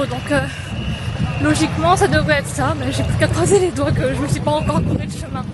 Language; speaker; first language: French; native; French